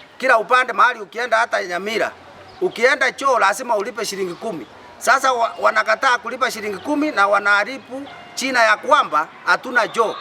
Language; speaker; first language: Swahili; non-native, local second language; Gusii